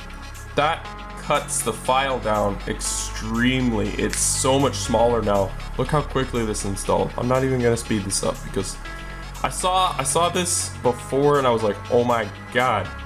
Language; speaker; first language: English; native; English